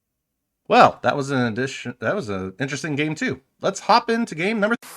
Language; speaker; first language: English; native; English